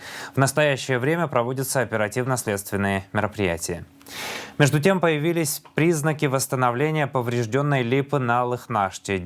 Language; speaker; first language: Russian; native; Russian